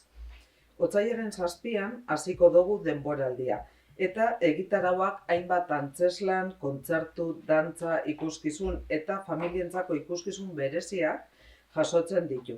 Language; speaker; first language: Basque; native; Basque